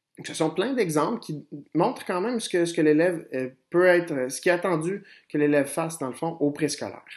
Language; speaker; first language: French; native; French